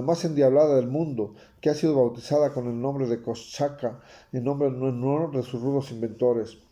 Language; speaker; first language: Spanish; native; Spanish